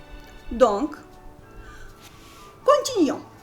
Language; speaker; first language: French; non-native, fluent; Romanian